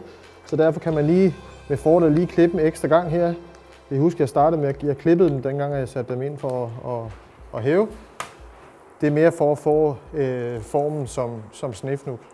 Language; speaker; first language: Danish; native; Danish